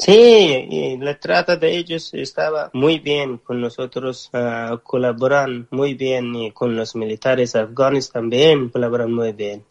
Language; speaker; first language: Spanish; non-native, learner; Persian